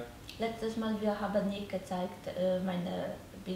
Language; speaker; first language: German; non-native, learner; Polish